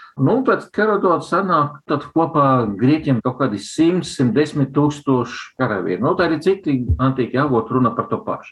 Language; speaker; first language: Latvian; non-native, local second language; Russian